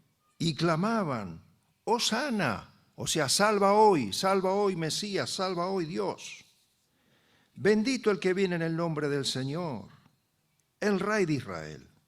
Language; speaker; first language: Spanish; native; Spanish